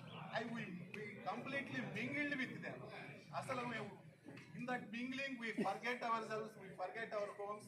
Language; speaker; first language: English; non-native, local second language; Telugu